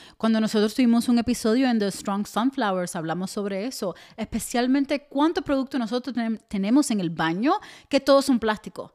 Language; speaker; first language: Spanish; early bilingual, heritage; Spanish